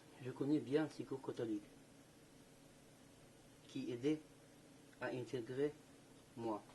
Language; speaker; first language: French; non-native, learner; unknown